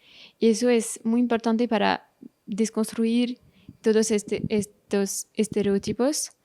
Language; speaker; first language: Spanish; non-native, fluent; French